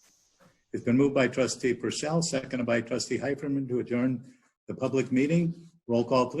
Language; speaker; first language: English; native; English